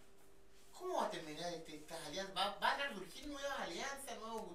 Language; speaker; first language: Spanish; native; Spanish